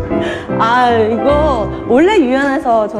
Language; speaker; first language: Korean; non-native, fluent; Chinese